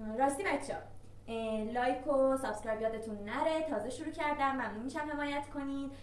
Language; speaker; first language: Persian; non-native, local second language; Azerbaijani